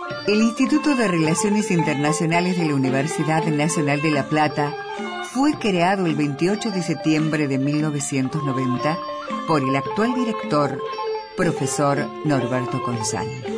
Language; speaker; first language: Spanish; native; Spanish